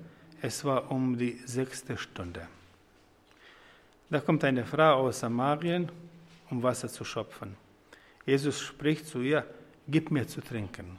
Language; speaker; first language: German; non-native, fluent; Croatian